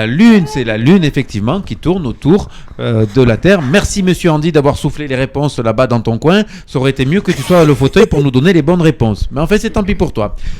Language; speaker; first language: French; native; French